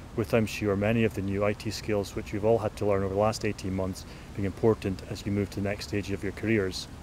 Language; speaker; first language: English; native; English